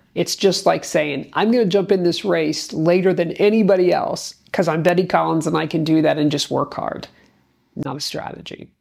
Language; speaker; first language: English; native; English